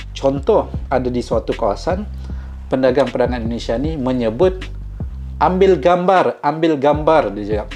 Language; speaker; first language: Malay; native; Malay